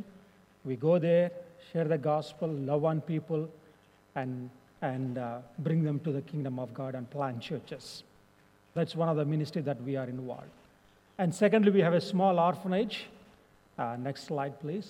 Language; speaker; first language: English; non-native, local second language; Telugu